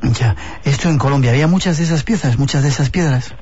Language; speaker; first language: Spanish; native; Spanish